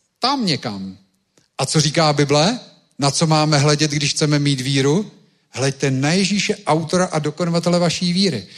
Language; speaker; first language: Czech; native; Czech